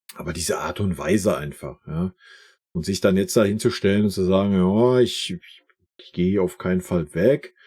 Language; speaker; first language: German; native; German